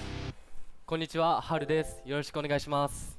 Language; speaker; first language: Japanese; native; Japanese